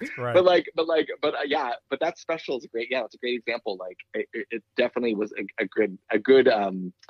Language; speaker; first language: English; native; English